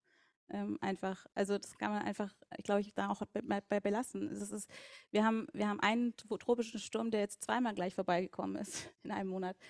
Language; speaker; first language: German; native; German